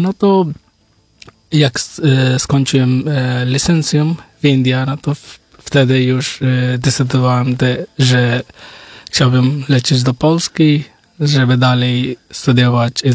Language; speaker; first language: Polish; non-native, learner; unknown